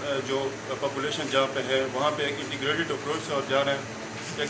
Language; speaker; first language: Urdu; non-native, local second language; Khowar